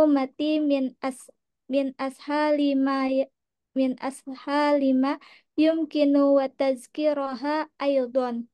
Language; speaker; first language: Arabic; non-native, learner; Indonesian